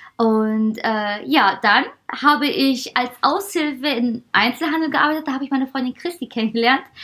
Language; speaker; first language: German; early bilingual, other home language; Persian